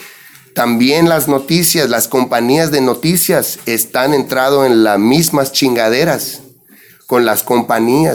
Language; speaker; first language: Spanish; early bilingual, heritage; English